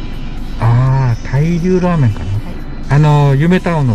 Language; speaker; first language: Japanese; non-native, fluent; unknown